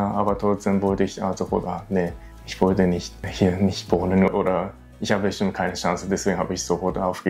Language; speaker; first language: German; non-native, learner; Japanese